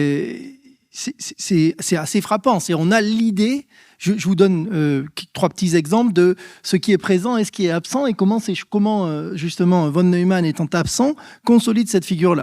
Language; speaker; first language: French; native; French